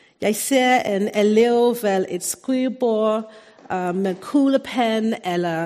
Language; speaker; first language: Danish; non-native, fluent; English